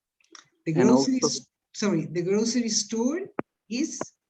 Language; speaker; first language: English; non-native, fluent; Spanish